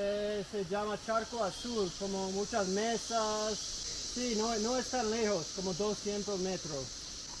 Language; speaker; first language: Spanish; non-native, learner; English